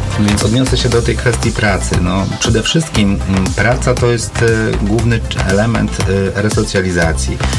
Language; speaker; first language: Polish; native; Polish